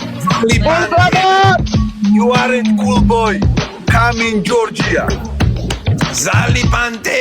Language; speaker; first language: English; non-native, learner; Georgian